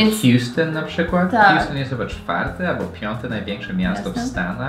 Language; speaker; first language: Polish; non-native, fluent; English